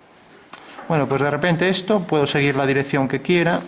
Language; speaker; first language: Spanish; native; Spanish